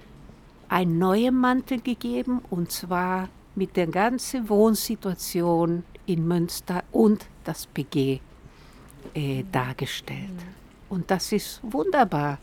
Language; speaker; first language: German; non-native, fluent; Spanish